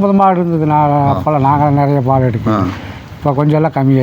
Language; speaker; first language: Tamil; non-native, local second language; Hindi